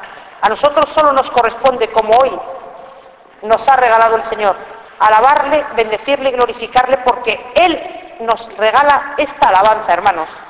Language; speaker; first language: Spanish; native; Spanish